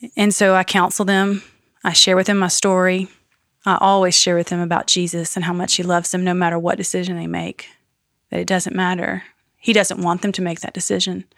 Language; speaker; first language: English; native; English